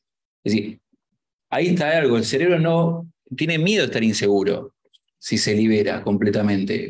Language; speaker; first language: Spanish; native; Spanish